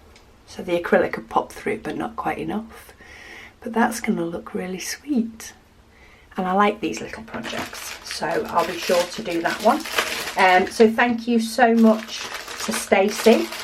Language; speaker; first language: English; native; English